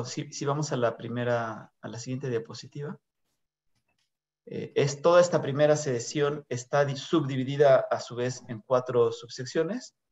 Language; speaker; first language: Spanish; native; Spanish